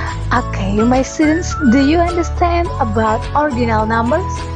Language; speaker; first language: English; non-native, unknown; Indonesian